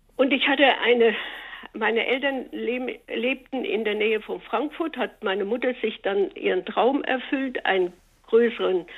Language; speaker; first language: German; native; German